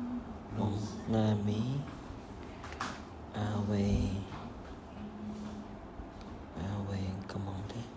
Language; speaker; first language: French; non-native, learner; Vietnamese